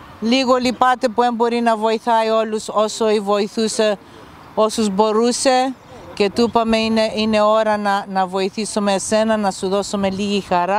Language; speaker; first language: Greek; early bilingual, heritage; English